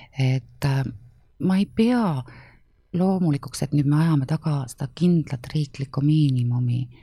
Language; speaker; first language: Estonian; native; Estonian